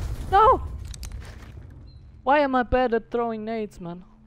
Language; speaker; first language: English; non-native, fluent; German